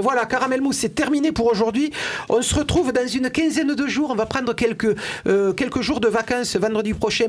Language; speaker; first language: French; native; French